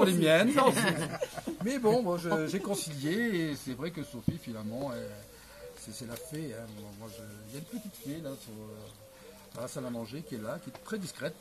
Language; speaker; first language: French; native; French